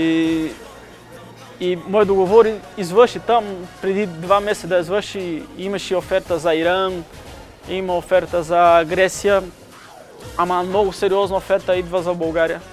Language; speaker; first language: Bulgarian; non-native, learner; Portuguese